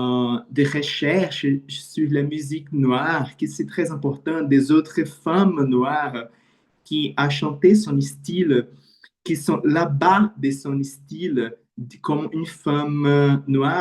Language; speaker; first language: French; non-native, learner; Portuguese